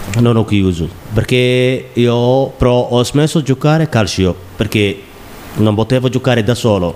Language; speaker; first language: Italian; non-native, learner; Somali